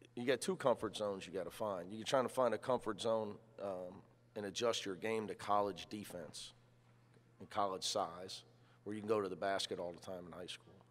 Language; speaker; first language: English; native; English